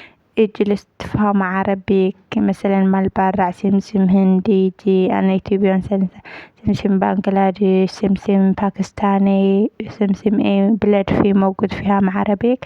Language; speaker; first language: Arabic; non-native, learner; Amharic